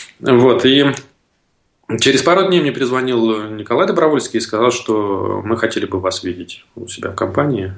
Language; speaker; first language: Russian; native; Russian